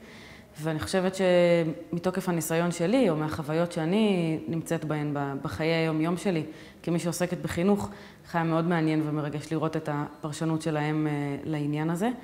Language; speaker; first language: Hebrew; native; Hebrew